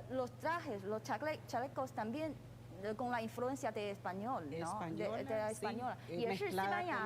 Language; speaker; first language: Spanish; non-native, fluent; Chinese